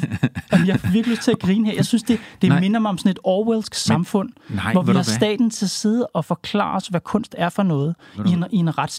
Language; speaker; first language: Danish; native; Danish